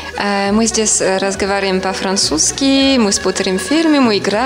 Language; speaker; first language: Russian; non-native, fluent; French